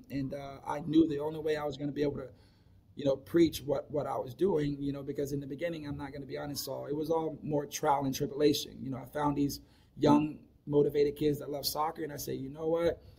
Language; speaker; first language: English; native; English